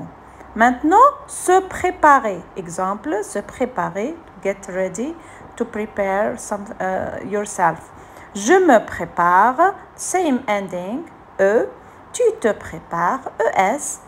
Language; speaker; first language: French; non-native, fluent; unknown